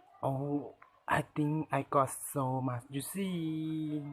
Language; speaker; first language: English; non-native, learner; Thai